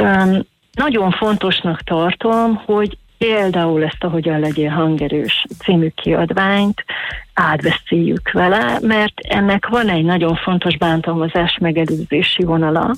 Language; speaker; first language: Hungarian; native; Hungarian